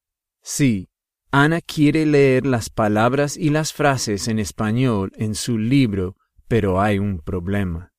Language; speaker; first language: Spanish; non-native, fluent; English